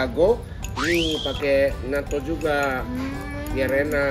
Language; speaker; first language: Indonesian; non-native, fluent; Japanese